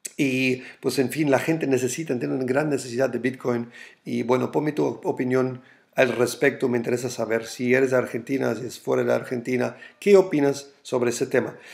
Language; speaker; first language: Spanish; non-native, fluent; German